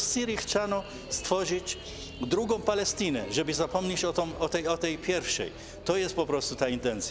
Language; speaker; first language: Polish; non-native, fluent; Arabic